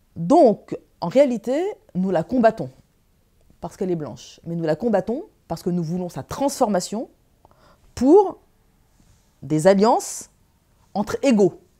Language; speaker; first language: French; early bilingual, other home language; Arabic